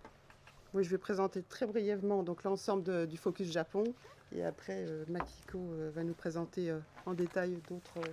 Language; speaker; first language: French; native; French